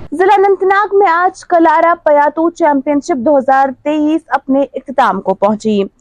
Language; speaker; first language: Urdu; non-native, local second language; Kashmiri